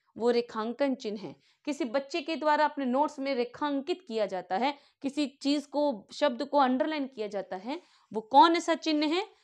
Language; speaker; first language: Hindi; native; Hindi